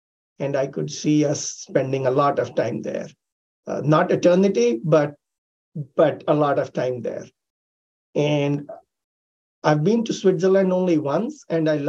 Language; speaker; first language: English; non-native, local second language; Hindi